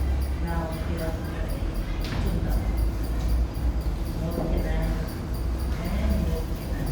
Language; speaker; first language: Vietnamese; non-native, learner; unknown